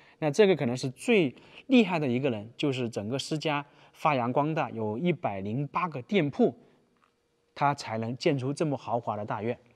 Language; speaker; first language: Chinese; native; Chinese